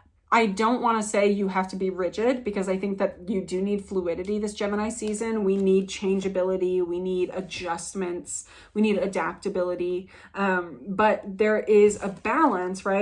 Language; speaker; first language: English; native; English